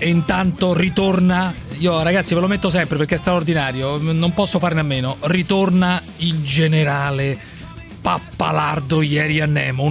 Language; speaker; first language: Italian; native; Italian